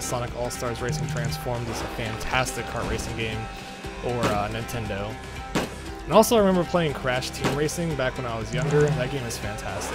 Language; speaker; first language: English; native; English